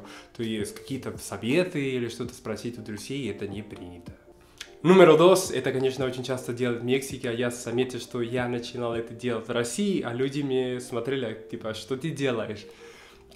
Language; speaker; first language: Russian; non-native, fluent; Spanish